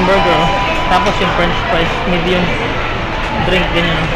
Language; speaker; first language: Filipino; early bilingual, heritage; Filipino